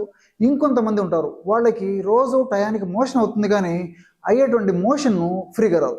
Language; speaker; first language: Telugu; native; Telugu